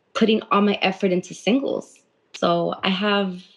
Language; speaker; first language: English; native; English